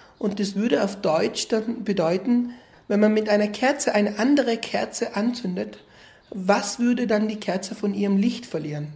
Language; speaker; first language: German; early bilingual, other home language; Turkish